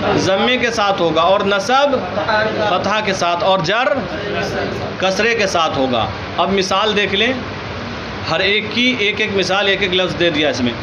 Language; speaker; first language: Urdu; native; Urdu